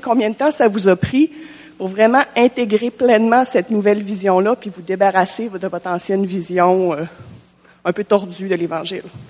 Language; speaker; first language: French; native; French